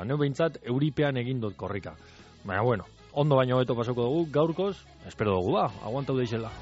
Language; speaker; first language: Basque; native; Basque